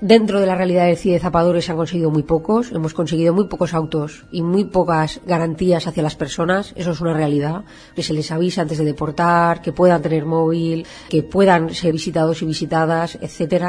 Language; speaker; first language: Spanish; native; Spanish